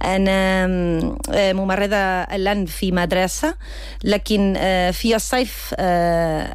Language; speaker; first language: Arabic; non-native, learner; Spanish